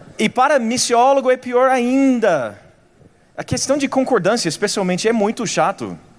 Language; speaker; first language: Portuguese; non-native, fluent; English